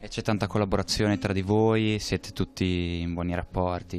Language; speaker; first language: Italian; native; Italian